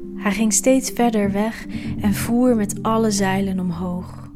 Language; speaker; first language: Dutch; early bilingual, other home language; Romanian